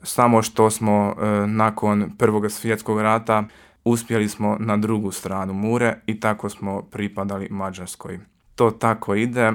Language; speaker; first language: Croatian; early bilingual, heritage; Croatian